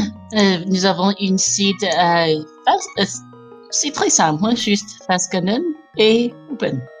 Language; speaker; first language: French; non-native, fluent; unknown